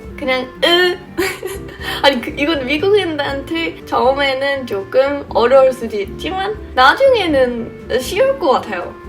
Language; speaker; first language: Korean; non-native, fluent; English